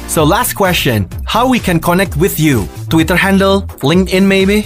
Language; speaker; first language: English; non-native, fluent; Javanese